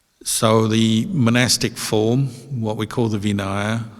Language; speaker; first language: English; native; English